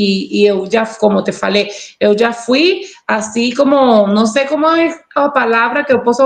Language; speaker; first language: Portuguese; non-native, learner; Spanish